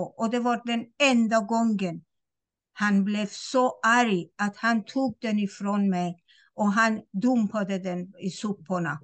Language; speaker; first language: Swedish; non-native, fluent; Persian